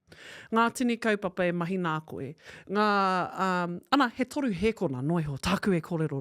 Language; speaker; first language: Māori; non-native, local second language; English